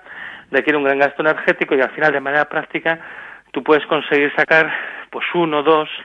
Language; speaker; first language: Spanish; native; Spanish